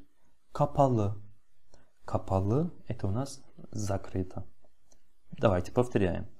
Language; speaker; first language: Russian; non-native, fluent; Turkish